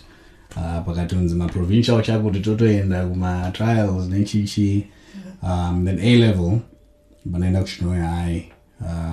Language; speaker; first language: English; non-native, local second language; Shona